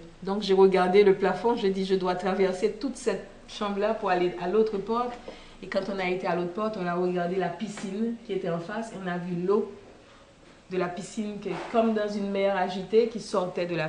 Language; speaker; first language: French; non-native, local second language; Haitian Creole